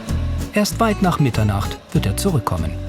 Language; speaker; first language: German; native; German